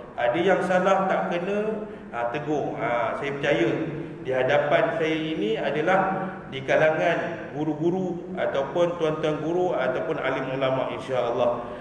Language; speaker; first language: Malay; native; Malay